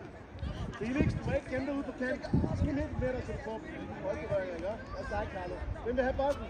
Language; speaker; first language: Danish; native; Danish